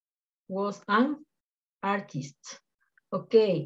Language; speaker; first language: English; non-native, learner; Spanish